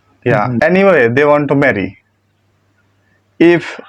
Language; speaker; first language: English; non-native, learner; Bangla